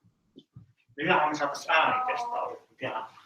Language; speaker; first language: Finnish; native; Finnish